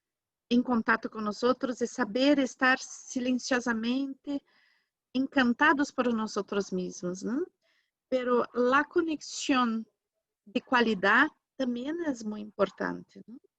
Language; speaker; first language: Spanish; non-native, learner; Portuguese